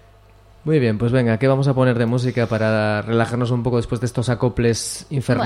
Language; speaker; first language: Spanish; native; Spanish